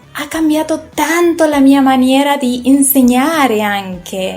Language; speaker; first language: Italian; non-native, learner; Spanish